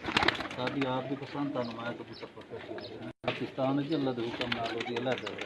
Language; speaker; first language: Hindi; non-native, local second language; Punjabi